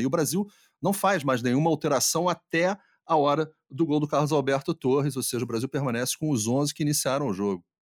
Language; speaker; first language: Portuguese; native; Portuguese